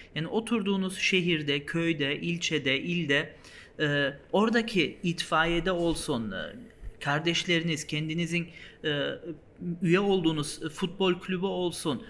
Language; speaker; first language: Turkish; early bilingual, heritage; Turkish